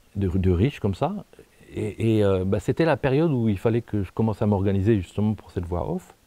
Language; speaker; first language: French; native; French